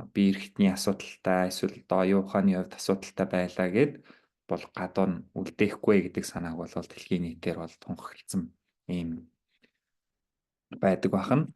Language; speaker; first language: Mongolian; native; Mongolian